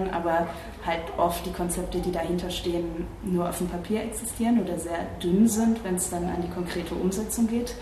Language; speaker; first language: German; native; German